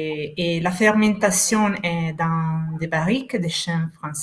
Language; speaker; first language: French; non-native, fluent; Italian